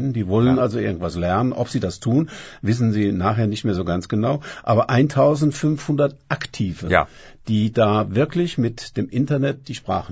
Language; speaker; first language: German; native; German